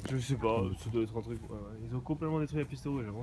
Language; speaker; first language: French; early bilingual, other home language; Japanese